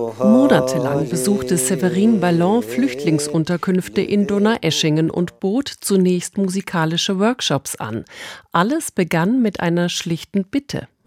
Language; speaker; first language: German; native; German